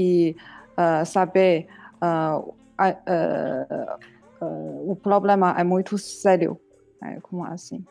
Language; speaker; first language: Portuguese; non-native, learner; Chinese